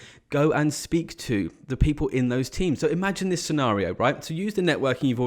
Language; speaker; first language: English; native; English